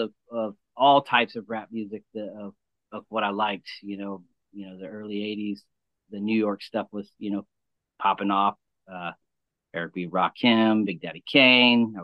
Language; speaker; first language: English; native; English